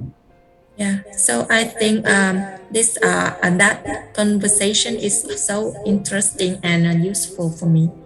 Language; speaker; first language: English; non-native, learner; Vietnamese